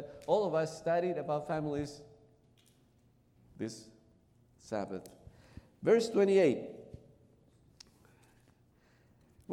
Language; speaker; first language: English; non-native, fluent; Spanish